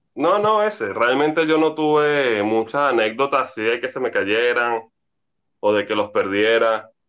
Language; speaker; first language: Spanish; native; Spanish